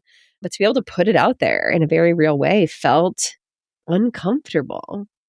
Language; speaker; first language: English; native; English